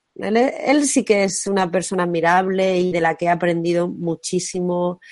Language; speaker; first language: Spanish; native; Spanish